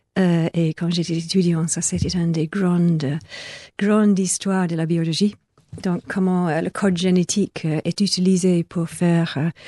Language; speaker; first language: French; non-native, fluent; English